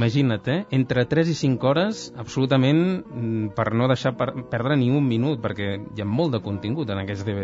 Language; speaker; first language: Catalan; native; Catalan